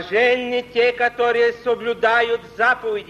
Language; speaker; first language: Russian; non-native, fluent; Polish